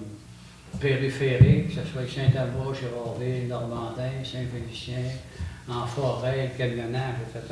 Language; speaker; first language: French; native; French